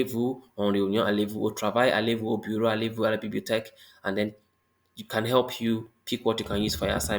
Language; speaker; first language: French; non-native, fluent; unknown